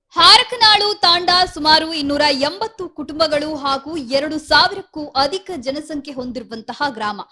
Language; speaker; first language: Kannada; native; Kannada